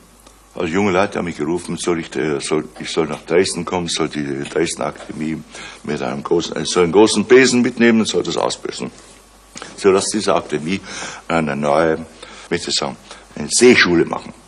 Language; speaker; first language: German; native; German